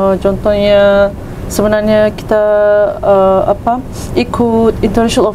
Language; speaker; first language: Indonesian; non-native, learner; Turkish